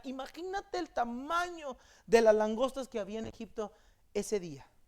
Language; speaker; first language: Spanish; native; Spanish